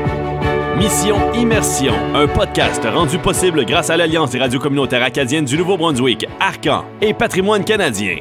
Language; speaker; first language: French; native; French